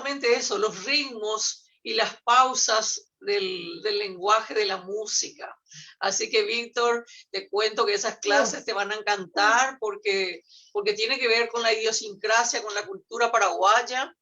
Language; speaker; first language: Spanish; native; Spanish